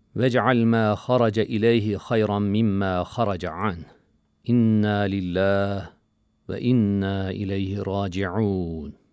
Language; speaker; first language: Arabic; non-native, learner; Turkish